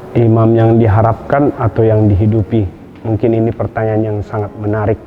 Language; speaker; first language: Indonesian; non-native, local second language; Batak Toba